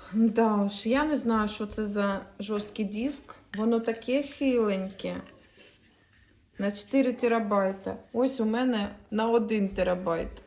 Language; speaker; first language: Ukrainian; native; Ukrainian